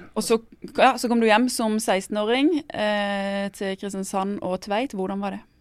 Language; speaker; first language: Norwegian; native; Norwegian